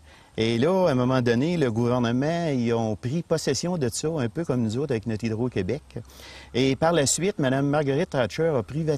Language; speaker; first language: French; native; French